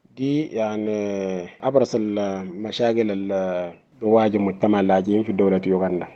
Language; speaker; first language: Arabic; native; Arabic